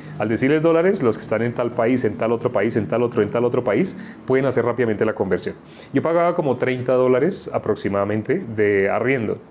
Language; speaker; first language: Spanish; native; Spanish